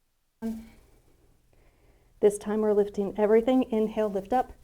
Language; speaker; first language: English; native; English